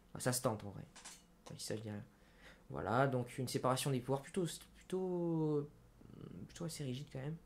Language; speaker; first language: French; native; French